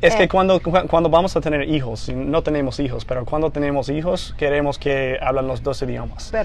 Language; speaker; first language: Spanish; non-native, fluent; English